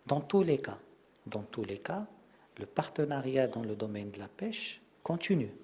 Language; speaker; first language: French; non-native, local second language; Arabic